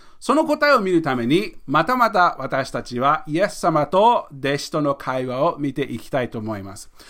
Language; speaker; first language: Japanese; non-native, fluent; English